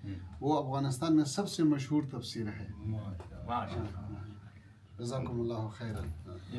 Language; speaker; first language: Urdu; non-native, fluent; Pashto